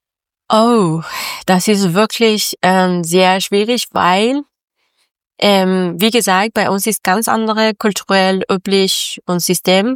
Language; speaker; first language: German; non-native, learner; Persian